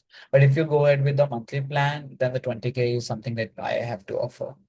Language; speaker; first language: English; non-native, local second language; Hindi